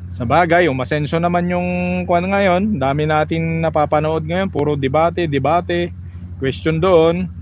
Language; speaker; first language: Filipino; non-native, local second language; Iloko